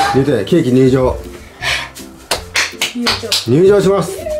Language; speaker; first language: Japanese; native; Japanese